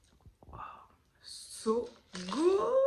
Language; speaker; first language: English; non-native, learner; French